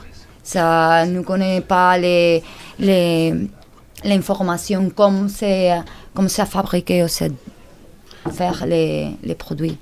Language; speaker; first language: French; non-native, learner; Spanish